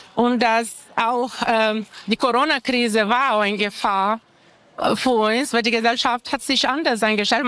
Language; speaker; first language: German; non-native, fluent; Portuguese